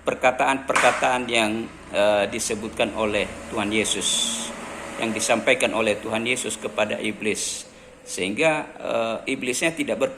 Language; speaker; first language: Indonesian; native; Indonesian